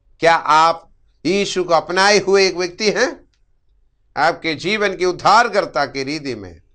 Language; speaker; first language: Hindi; non-native, local second language; Malayalam